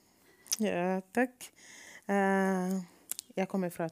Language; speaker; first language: Norwegian; non-native, fluent; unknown